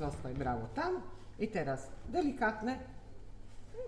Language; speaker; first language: Polish; non-native, learner; Italian